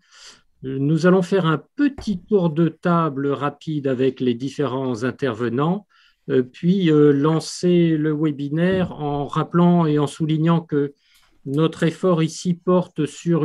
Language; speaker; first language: French; native; French